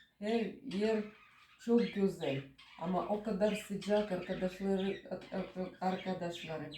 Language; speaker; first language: Turkish; non-native, learner; Russian